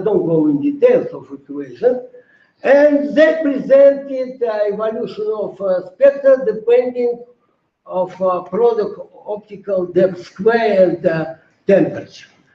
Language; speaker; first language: English; non-native, fluent; Russian